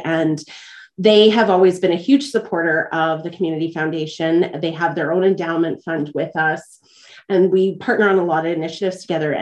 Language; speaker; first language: English; native; English